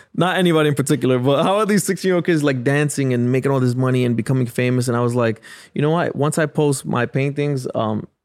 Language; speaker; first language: English; native; English